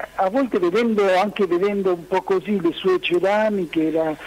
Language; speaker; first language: Italian; non-native, fluent; Spanish